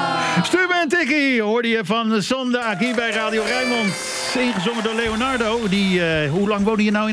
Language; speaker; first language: Dutch; native; Dutch